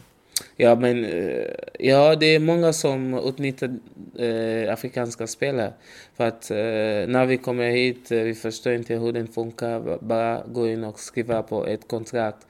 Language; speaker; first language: Swedish; non-native, learner; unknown